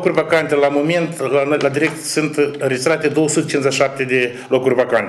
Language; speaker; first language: Romanian; native; Romanian